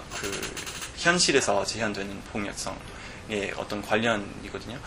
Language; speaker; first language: Korean; non-native, fluent; English